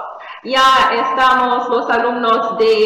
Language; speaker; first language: Spanish; non-native, fluent; Arabic